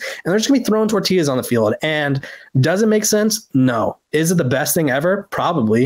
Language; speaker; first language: English; native; English